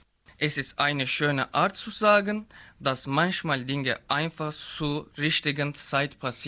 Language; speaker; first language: German; non-native, learner; Turkish